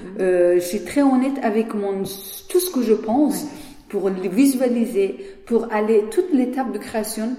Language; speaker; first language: French; non-native, learner; Persian